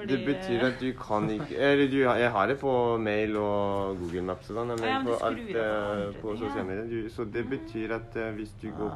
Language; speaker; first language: Norwegian; non-native, learner; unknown